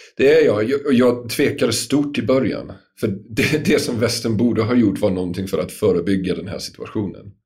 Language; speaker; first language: Swedish; non-native, fluent; English